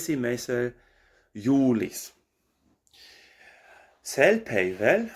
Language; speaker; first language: Estonian; non-native, learner; German